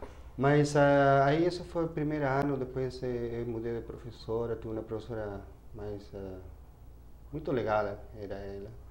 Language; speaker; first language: Portuguese; non-native, fluent; Spanish